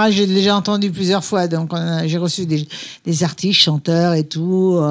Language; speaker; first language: French; native; French